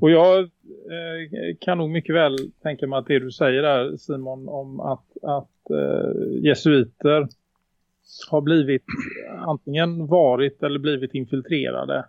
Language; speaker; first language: Swedish; native; Swedish